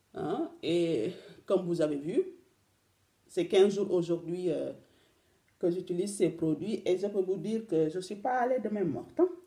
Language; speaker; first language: French; non-native, local second language; Wolof